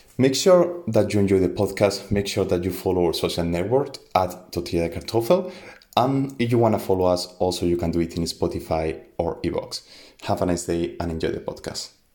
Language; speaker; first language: English; non-native, fluent; Spanish